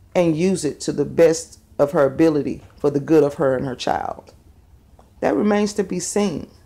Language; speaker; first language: English; native; English